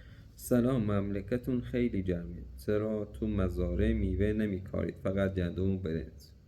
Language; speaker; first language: Persian; native; Persian